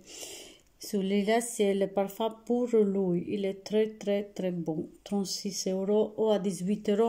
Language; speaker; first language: French; non-native, fluent; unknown